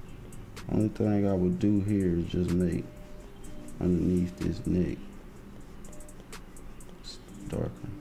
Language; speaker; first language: English; native; English